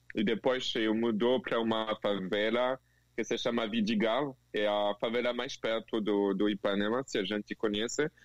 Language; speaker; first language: Portuguese; non-native, fluent; French